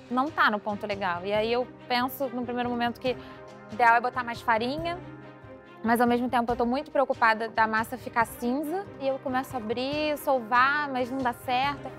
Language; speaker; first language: Portuguese; native; Portuguese